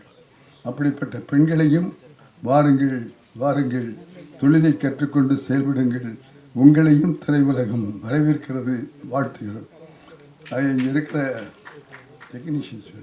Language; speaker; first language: Tamil; native; Tamil